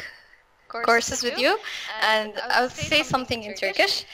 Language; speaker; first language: English; non-native, fluent; Arabic